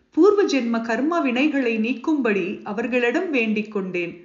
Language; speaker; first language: Tamil; native; Tamil